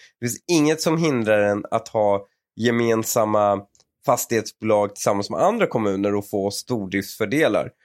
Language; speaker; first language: Swedish; early bilingual, other home language; Persian